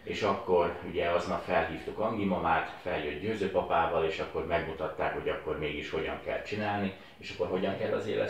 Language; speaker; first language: Hungarian; native; Hungarian